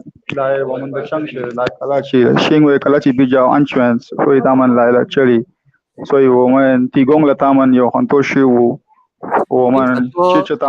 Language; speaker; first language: Chinese; non-native, learner; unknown